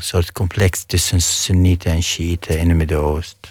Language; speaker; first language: Dutch; non-native, fluent; Arabic